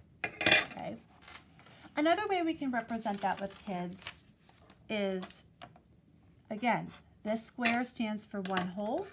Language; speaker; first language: English; native; English